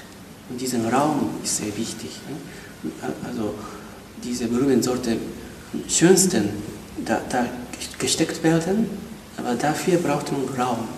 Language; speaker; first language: German; non-native, fluent; Japanese